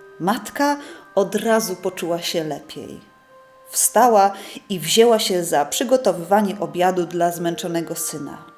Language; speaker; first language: Polish; native; Polish